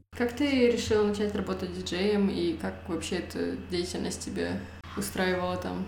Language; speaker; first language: Russian; native; Russian